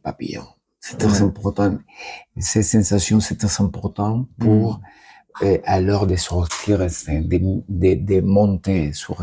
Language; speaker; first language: French; non-native, learner; Spanish